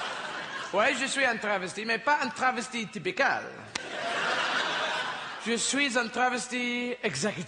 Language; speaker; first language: French; non-native, learner; English